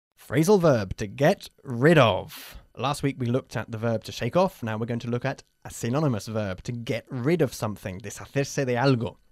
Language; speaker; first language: English; native; English